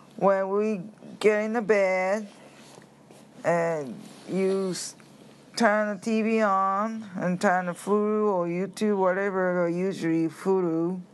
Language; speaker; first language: English; non-native, learner; Japanese